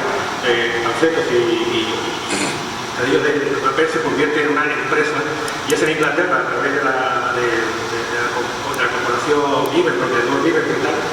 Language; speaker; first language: Spanish; native; Spanish